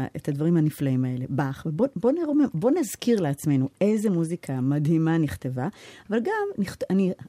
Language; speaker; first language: Hebrew; early bilingual, heritage; Hebrew